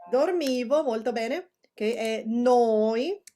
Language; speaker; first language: Italian; non-native, fluent; Spanish